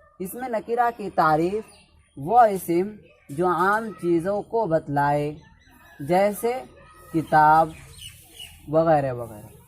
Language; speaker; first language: Urdu; native; Urdu